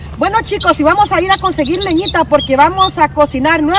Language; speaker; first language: Spanish; native; Spanish